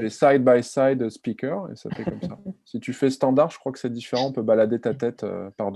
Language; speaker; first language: French; native; French